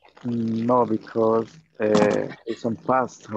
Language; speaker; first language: English; non-native, learner; Spanish